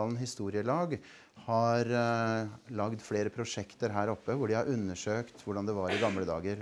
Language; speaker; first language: Norwegian; native; Norwegian